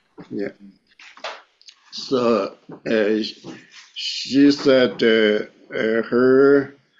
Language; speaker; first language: English; non-native, fluent; Chinese